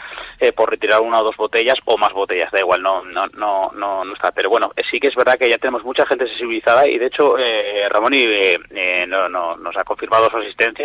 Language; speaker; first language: Spanish; native; Spanish